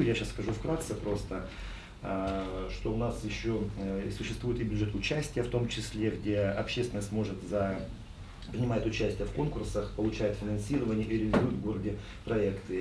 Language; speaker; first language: Russian; native; Russian